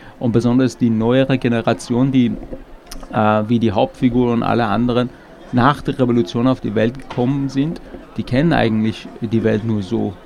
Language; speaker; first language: German; non-native, fluent; Persian